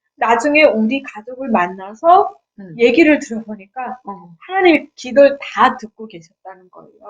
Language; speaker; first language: Korean; native; Korean